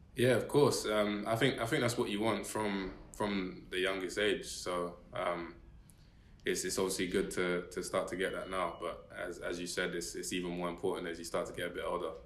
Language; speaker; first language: English; native; English